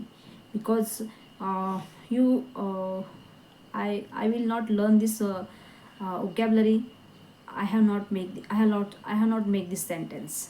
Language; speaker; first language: English; non-native, learner; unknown